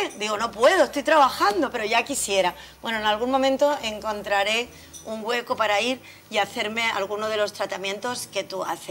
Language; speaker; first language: Spanish; native; Spanish